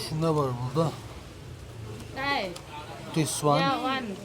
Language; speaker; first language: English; non-native, learner; Turkish